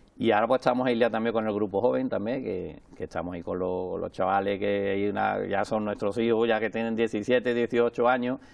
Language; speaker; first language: Spanish; native; Spanish